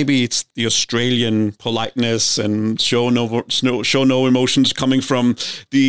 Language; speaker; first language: English; non-native, fluent; Danish